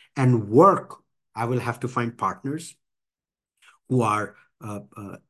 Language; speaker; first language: English; non-native, local second language; Bangla